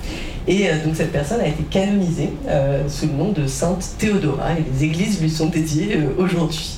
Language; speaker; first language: French; native; French